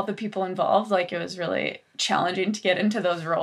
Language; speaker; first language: English; native; English